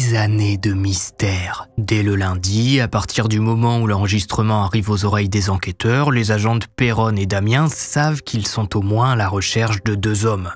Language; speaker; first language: French; native; French